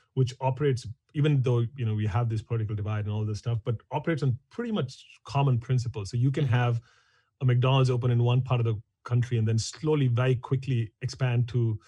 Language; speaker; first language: English; non-native, local second language; Hindi